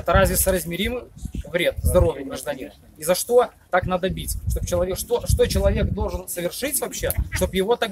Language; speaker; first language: Russian; native; Russian